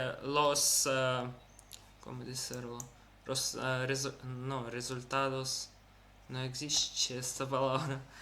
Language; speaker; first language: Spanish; non-native, fluent; Russian